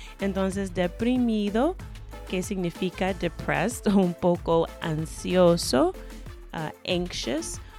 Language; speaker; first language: Spanish; non-native, fluent; English